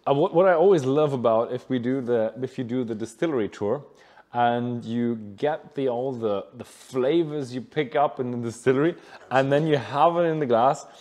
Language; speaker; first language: English; non-native, fluent; German